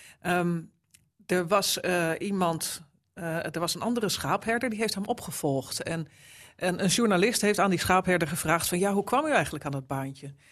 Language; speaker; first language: Dutch; native; Dutch